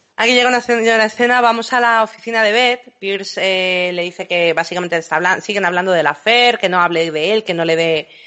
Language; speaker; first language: Spanish; native; Spanish